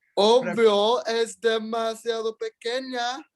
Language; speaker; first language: Spanish; non-native, learner; English